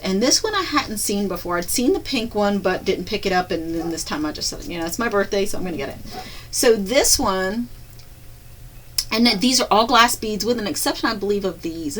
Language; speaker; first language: English; native; English